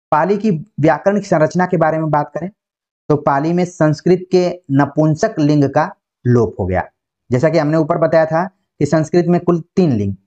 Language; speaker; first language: Hindi; native; Hindi